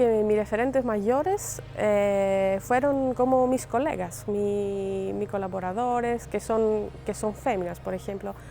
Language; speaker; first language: Spanish; non-native, fluent; Greek